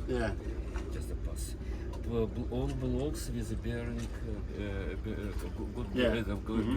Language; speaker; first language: English; non-native, learner; Russian